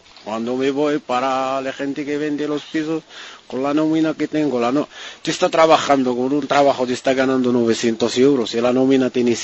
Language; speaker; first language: Spanish; non-native, learner; Arabic